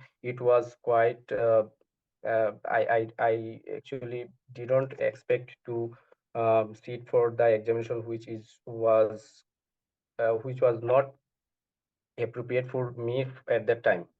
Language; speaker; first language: English; non-native, learner; Bangla